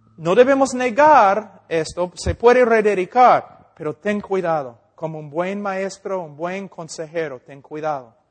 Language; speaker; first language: Spanish; non-native, fluent; English